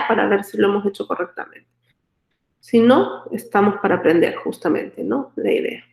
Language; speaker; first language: Spanish; native; Spanish